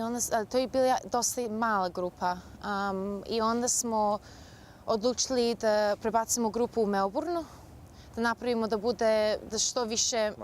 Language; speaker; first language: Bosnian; early bilingual, heritage; Bosnian